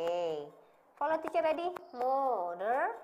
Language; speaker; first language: English; non-native, learner; Indonesian